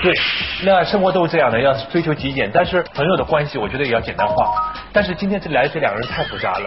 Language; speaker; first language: Chinese; native; Chinese